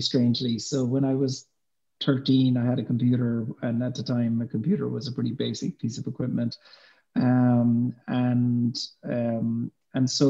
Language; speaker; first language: English; native; English